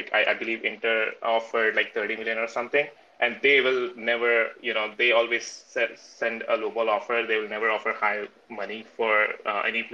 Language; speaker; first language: English; non-native, local second language; Hindi